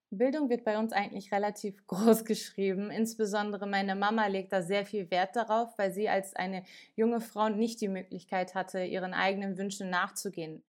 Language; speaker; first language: German; early bilingual, other home language; Turkish